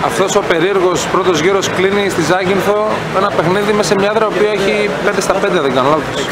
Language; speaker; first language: Greek; native; Greek